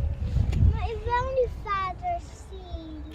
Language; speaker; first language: Dutch; early bilingual, other home language; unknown